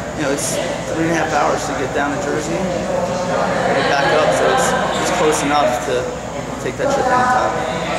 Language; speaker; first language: English; native; English